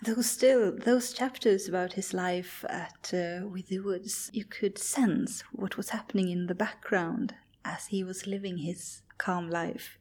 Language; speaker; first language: English; non-native, fluent; Swedish